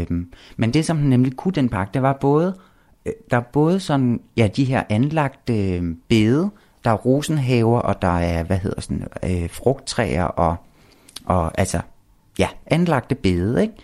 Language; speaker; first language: Danish; native; Danish